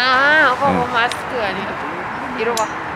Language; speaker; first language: Korean; non-native, learner; Thai